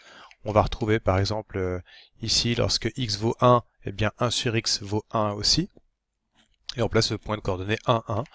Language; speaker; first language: French; native; French